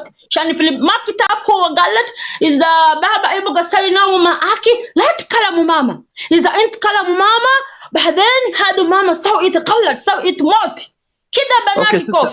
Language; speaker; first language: Arabic; non-native, learner; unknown